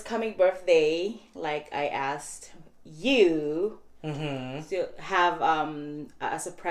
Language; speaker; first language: English; non-native, local second language; Cebuano